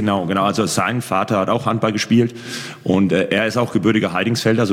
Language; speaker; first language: German; native; German